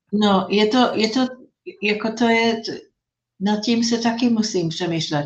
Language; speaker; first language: Czech; non-native, fluent; English